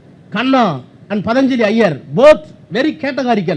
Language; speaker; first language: English; non-native, local second language; Tamil